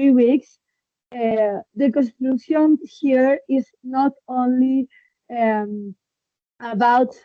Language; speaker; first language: English; non-native, learner; Spanish